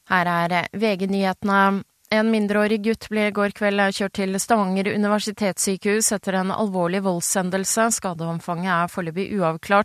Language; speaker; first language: Norwegian; native; Norwegian